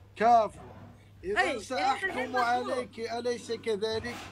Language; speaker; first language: Arabic; non-native, local second language; Riffian